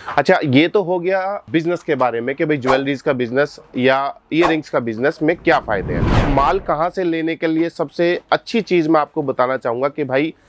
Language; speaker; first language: Hindi; native; Hindi